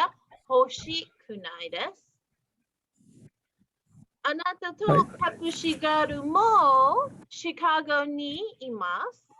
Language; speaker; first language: Japanese; non-native, fluent; English